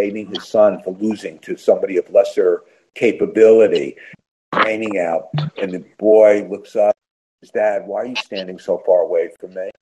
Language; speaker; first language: English; native; English